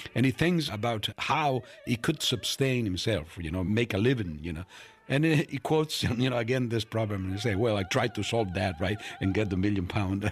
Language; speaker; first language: English; non-native, fluent; Italian